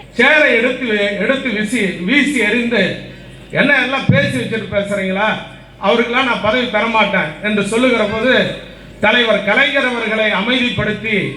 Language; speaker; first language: Tamil; native; Tamil